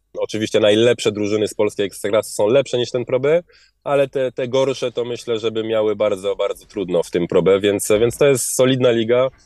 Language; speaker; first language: Polish; early bilingual, heritage; Polish